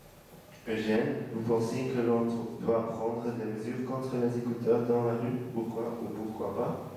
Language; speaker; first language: French; non-native, learner; Dutch